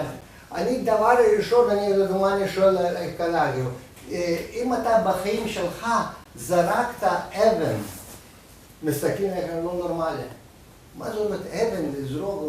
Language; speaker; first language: Hebrew; non-native, fluent; Russian